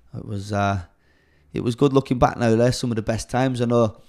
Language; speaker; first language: English; native; English